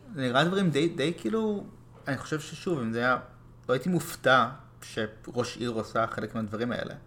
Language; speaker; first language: Hebrew; non-native, fluent; English